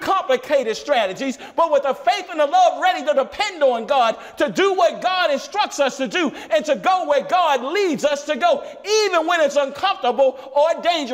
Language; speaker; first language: English; native; English